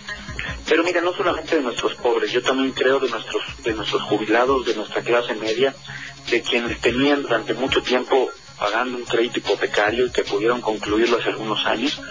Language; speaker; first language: Spanish; native; Spanish